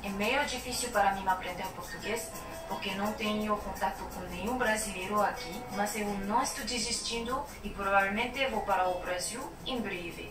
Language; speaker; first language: Portuguese; non-native, learner; French